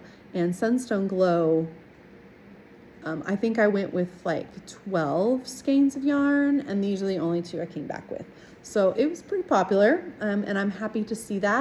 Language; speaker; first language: English; native; English